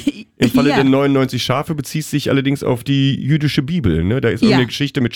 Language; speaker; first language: German; native; German